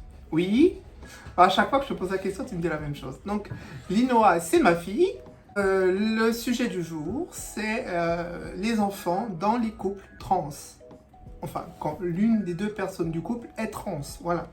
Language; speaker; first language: French; native; French